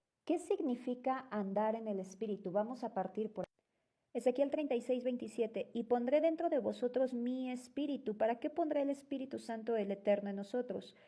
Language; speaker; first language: Spanish; native; Spanish